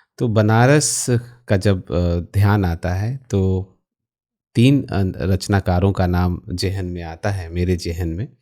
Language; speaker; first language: Hindi; non-native, local second language; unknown